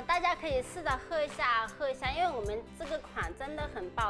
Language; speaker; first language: Chinese; native; Chinese